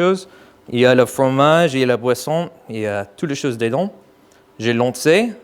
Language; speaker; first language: French; non-native, fluent; English